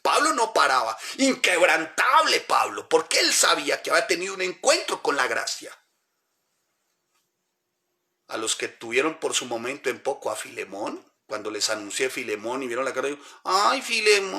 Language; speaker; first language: Spanish; native; Spanish